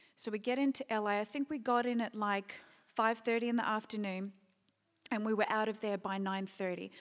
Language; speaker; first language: English; native; English